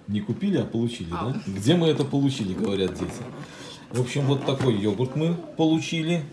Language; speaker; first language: Russian; native; Russian